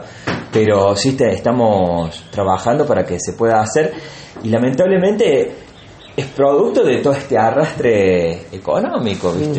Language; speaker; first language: Spanish; native; Spanish